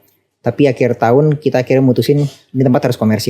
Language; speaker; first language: Indonesian; native; Indonesian